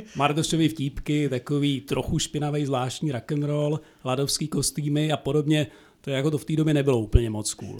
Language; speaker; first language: Czech; native; Czech